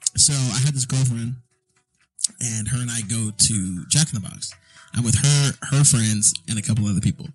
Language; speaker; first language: English; native; English